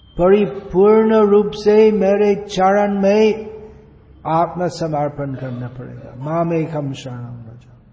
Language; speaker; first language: Hindi; non-native, fluent; English